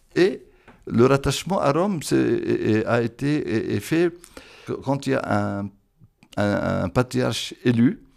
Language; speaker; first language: French; non-native, local second language; Arabic